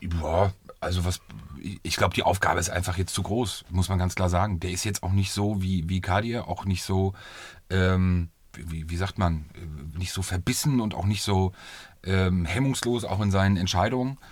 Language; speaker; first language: German; native; German